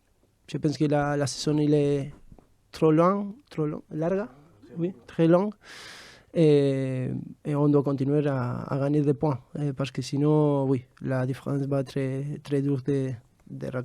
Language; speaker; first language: French; non-native, fluent; Spanish